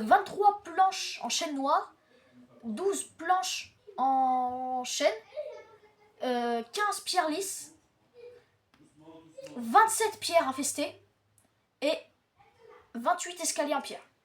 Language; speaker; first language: French; native; French